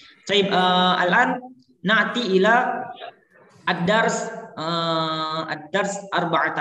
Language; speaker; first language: Arabic; non-native, learner; Indonesian